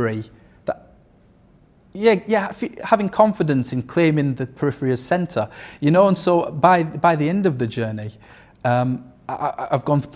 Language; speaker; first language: English; native; English